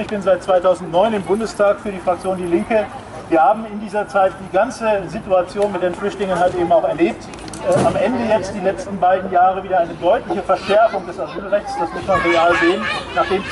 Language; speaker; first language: German; native; German